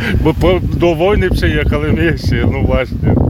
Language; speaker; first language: Polish; non-native, learner; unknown